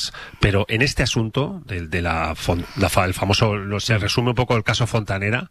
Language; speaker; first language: Spanish; native; Spanish